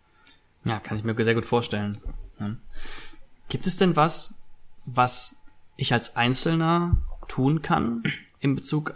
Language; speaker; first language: German; native; German